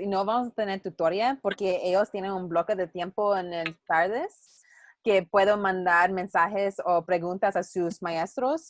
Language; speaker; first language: Spanish; non-native, learner; English